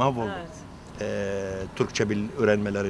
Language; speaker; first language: Turkish; non-native, fluent; Arabic